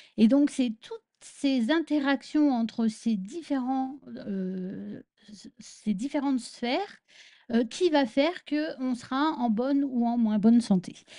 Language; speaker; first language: French; native; French